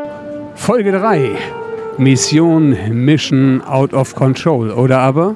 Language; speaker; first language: German; native; German